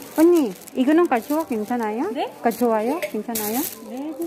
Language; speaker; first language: Korean; non-native, fluent; Filipino